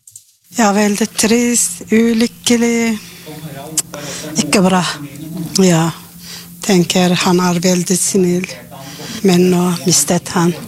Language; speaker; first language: Norwegian; non-native, learner; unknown